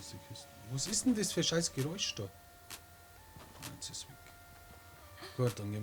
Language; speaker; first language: German; native; German